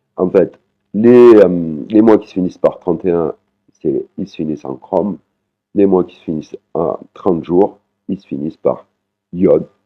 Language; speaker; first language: French; native; French